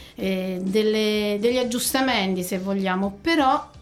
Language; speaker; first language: Italian; native; Italian